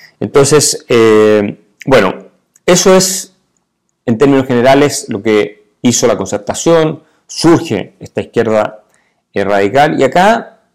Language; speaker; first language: Spanish; native; Spanish